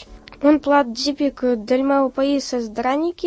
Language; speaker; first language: Catalan; non-native, learner; Russian